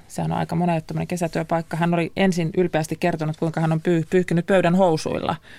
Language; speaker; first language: Finnish; native; Finnish